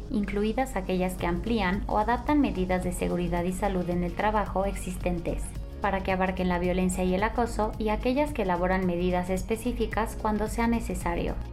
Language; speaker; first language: Spanish; native; Spanish